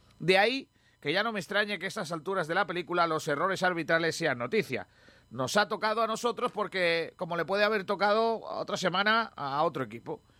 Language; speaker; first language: Spanish; native; Spanish